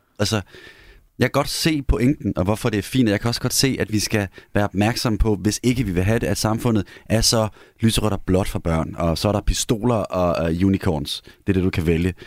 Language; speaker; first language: Danish; native; Danish